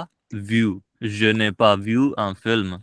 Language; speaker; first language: French; non-native, learner; Punjabi